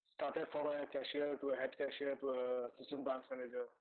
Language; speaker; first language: English; non-native, local second language; Assamese